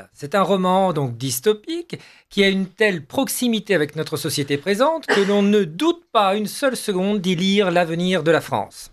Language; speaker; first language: French; native; French